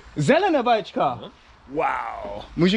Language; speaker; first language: Czech; non-native, learner; English